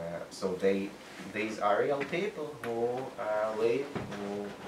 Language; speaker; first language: English; non-native, fluent; Ukrainian